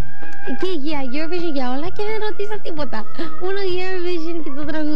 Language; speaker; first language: Greek; early bilingual, heritage; English